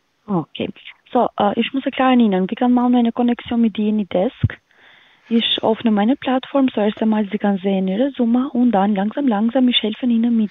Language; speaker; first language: German; non-native, learner; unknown